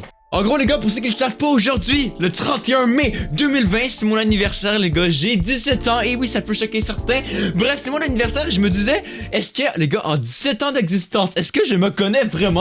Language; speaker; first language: French; native; French